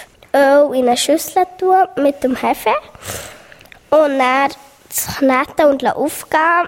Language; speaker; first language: German; native; German